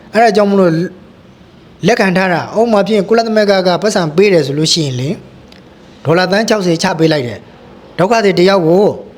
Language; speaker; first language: Burmese; native; Burmese